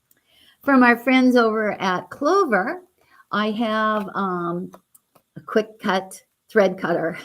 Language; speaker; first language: English; native; English